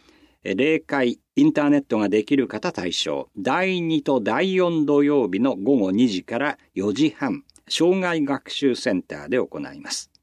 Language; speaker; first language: Japanese; native; Japanese